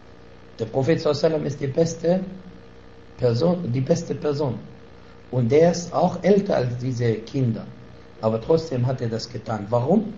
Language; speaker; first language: German; non-native, fluent; Arabic